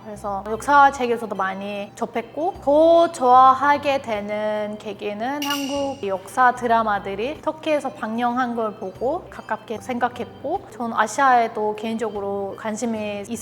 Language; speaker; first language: Korean; non-native, fluent; Turkish